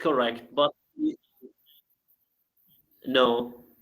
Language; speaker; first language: English; non-native, learner; Arabic